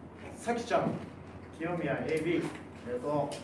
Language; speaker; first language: Japanese; native; Japanese